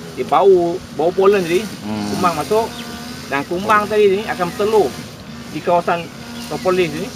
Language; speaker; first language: Malay; native; Malay